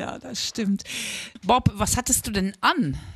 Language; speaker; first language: German; native; German